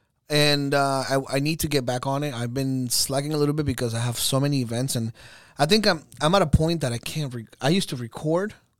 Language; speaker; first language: English; early bilingual, other home language; Spanish